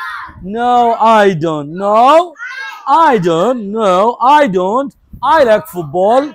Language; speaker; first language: English; non-native, learner; Bangla